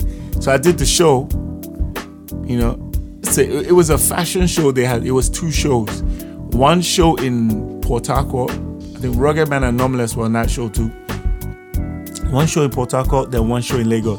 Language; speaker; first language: English; non-native, local second language; Yoruba